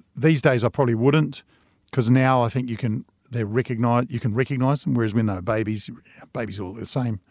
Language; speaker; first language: English; native; English